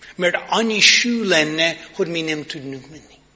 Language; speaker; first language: Hungarian; non-native, learner; English